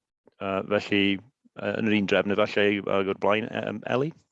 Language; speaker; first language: Welsh; native; Welsh